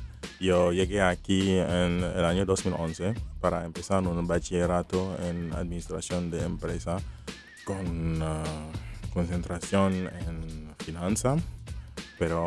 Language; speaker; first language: Spanish; non-native, fluent; Haitian Creole